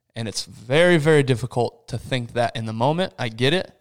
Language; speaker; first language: English; early bilingual, other home language; Portuguese